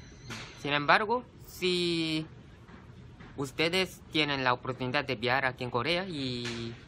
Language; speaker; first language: Spanish; non-native, fluent; Korean